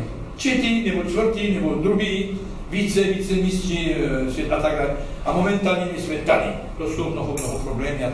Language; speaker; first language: Czech; non-native, learner; French